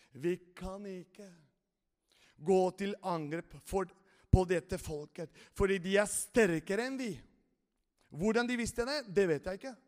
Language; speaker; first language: Norwegian; non-native, fluent; Spanish